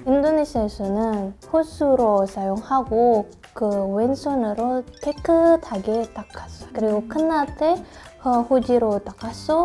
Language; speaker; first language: Korean; non-native, learner; Indonesian